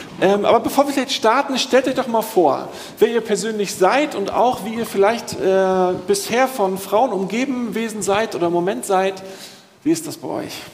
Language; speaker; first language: German; native; German